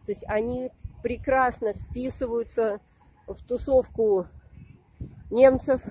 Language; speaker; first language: Russian; native; Russian